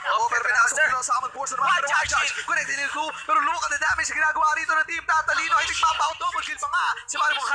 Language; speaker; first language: Filipino; native; Filipino